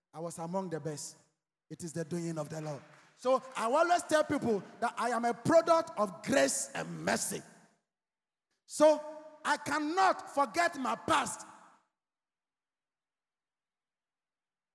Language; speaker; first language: English; non-native, local second language; Akan